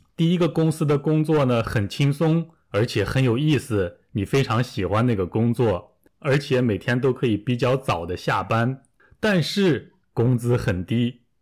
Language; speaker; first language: Chinese; native; Chinese